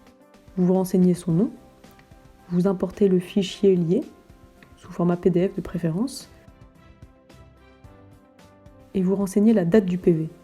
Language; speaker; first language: French; native; French